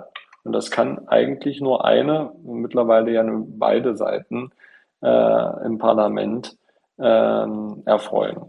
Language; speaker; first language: German; native; German